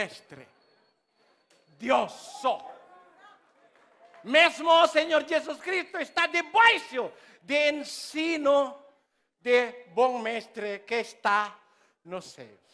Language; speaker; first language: Portuguese; non-native, learner; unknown